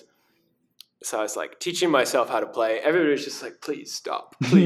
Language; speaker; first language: English; native; English